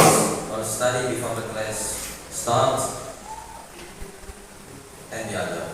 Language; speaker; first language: English; non-native, learner; Indonesian